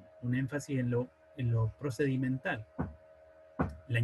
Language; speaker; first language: Spanish; native; Spanish